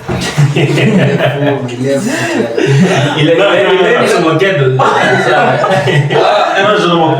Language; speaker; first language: French; non-native, learner; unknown